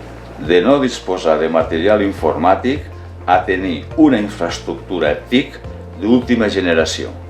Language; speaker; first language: Catalan; native; Catalan